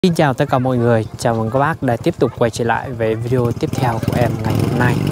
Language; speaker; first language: Vietnamese; non-native, local second language; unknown